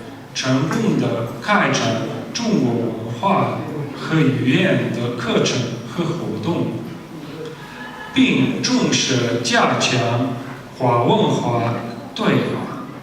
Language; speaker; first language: Chinese; non-native, fluent; Slovenian